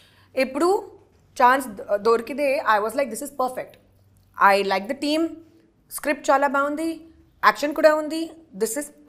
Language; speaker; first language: Telugu; non-native, learner; Hindi